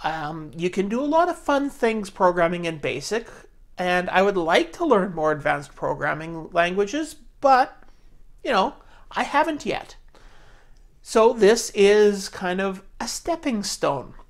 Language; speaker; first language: English; native; English